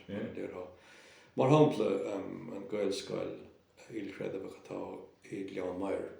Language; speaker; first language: Irish; non-native, local second language; English